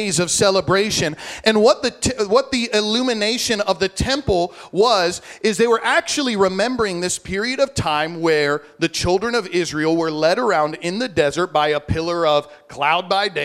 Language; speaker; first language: English; native; English